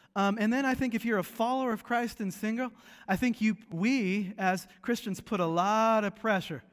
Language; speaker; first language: English; native; English